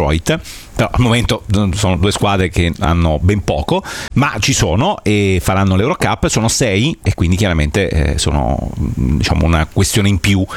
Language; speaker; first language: Italian; native; Italian